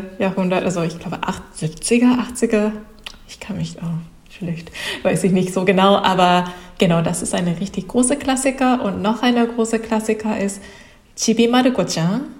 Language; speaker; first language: German; non-native, fluent; Japanese